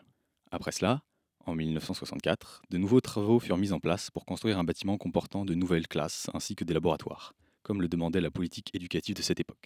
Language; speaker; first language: French; native; French